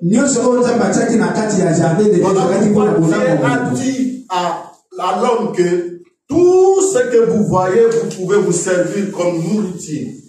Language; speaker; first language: French; non-native, local second language; Lingala